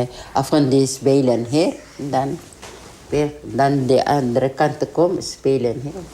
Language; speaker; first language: Dutch; non-native, learner; Tigrinya